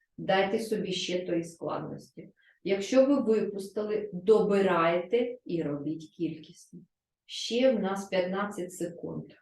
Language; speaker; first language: Ukrainian; non-native, local second language; Russian